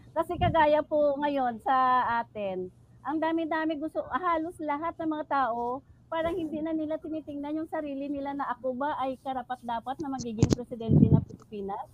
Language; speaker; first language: Filipino; native; Filipino